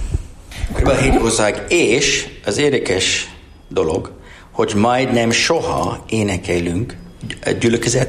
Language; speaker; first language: Hungarian; non-native, learner; English